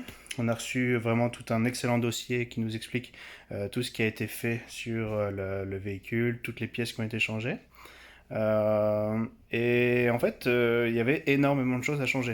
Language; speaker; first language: French; native; French